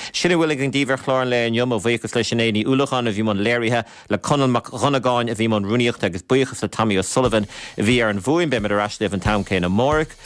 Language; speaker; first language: Irish; native; Irish